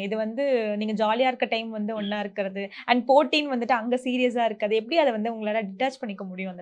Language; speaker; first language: Tamil; native; Tamil